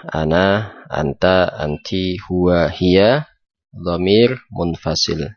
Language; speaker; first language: Arabic; non-native, fluent; Indonesian